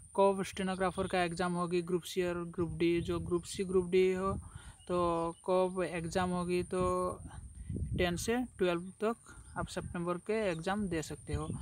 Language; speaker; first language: Hindi; non-native, local second language; Assamese